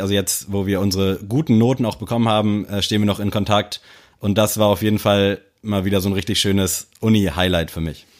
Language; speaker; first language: German; native; German